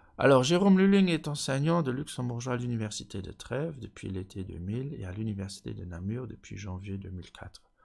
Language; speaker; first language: French; non-native, local second language; Luxembourgish